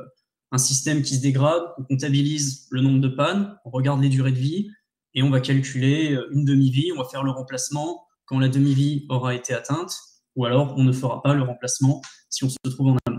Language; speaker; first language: French; native; French